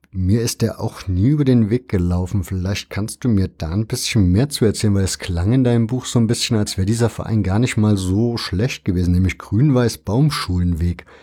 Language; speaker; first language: German; native; German